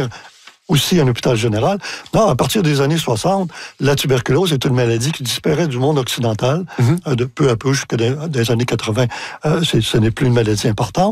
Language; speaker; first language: French; native; French